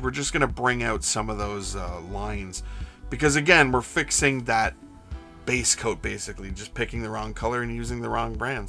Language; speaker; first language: English; native; English